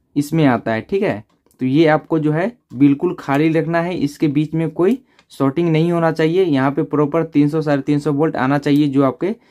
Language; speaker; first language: Hindi; native; Hindi